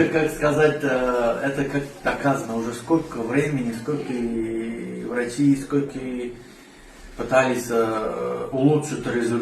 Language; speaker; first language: Russian; non-native, learner; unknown